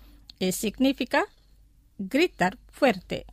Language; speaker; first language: Spanish; non-native, fluent; Indonesian